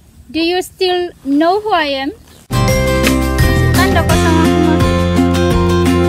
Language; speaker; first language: English; non-native, learner; Indonesian